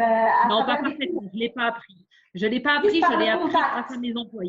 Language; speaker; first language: French; native; French